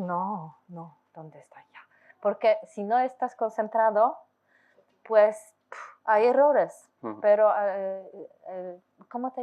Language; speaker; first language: Spanish; non-native, learner; Polish